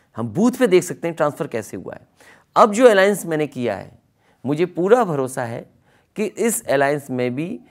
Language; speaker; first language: Hindi; native; Hindi